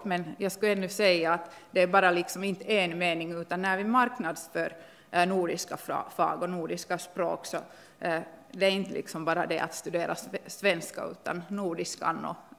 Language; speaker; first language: Swedish; non-native, local second language; Finnish